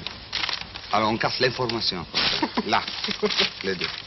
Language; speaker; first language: French; non-native, fluent; Italian